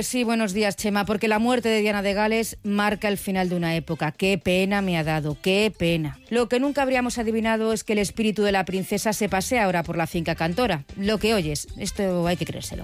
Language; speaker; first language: Spanish; native; Spanish